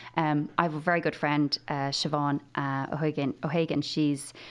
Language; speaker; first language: English; native; English